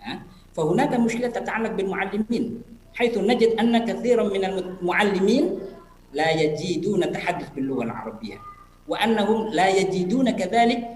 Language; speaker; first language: Arabic; non-native, fluent; Indonesian